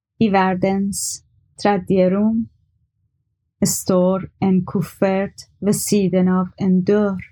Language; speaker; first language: Norwegian; non-native, learner; Persian